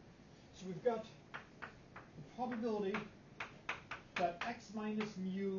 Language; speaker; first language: English; native; English